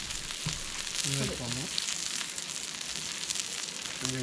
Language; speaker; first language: Japanese; native; Japanese